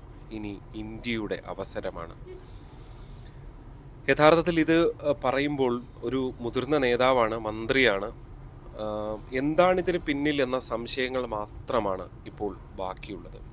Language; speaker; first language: Malayalam; native; Malayalam